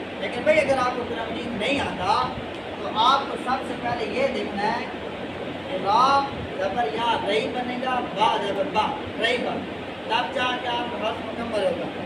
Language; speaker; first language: Urdu; native; Urdu